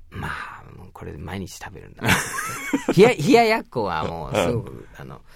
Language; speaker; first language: Japanese; non-native, fluent; English